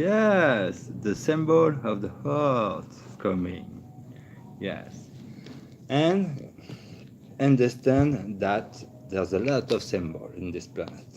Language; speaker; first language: English; non-native, learner; French